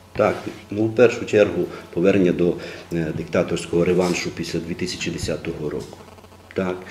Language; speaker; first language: Ukrainian; native; Ukrainian